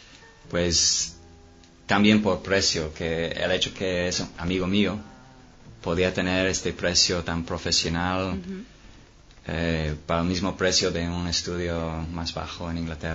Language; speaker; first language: Spanish; non-native, fluent; English